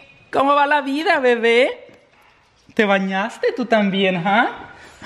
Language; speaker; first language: Spanish; native; Spanish